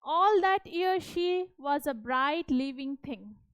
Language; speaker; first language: English; non-native, local second language; Hindi